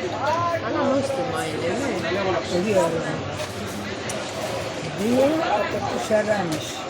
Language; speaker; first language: Greek; non-native, learner; Armenian